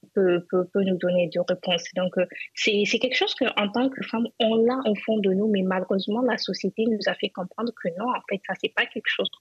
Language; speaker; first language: French; non-native, local second language; Hausa